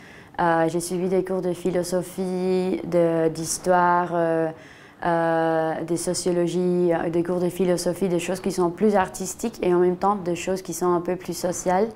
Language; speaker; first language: French; non-native, fluent; Spanish